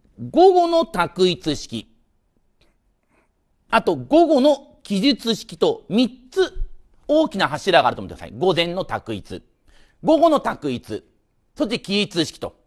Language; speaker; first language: Japanese; native; Japanese